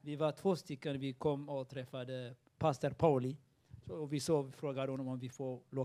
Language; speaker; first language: Swedish; non-native, learner; Tigrinya